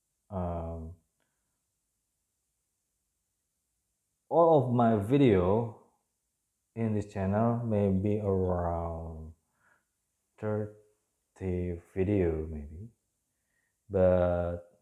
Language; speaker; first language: English; non-native, learner; Indonesian